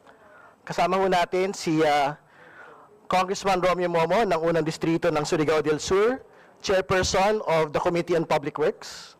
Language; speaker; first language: Filipino; native; Filipino